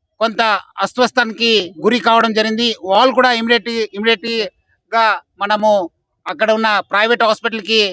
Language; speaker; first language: Telugu; non-native, fluent; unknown